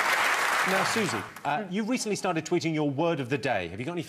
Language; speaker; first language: English; native; English